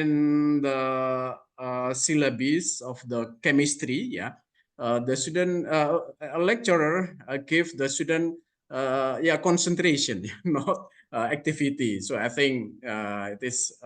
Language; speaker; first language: English; non-native, fluent; Indonesian